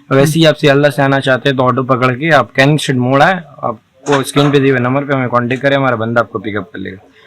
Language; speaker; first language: Hindi; native; Hindi